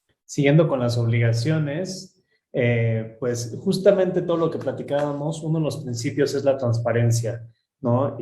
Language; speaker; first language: Spanish; native; Spanish